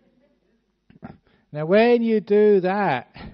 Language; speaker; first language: English; native; English